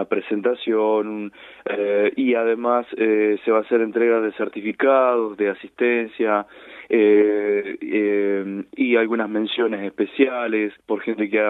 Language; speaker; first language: Spanish; native; Spanish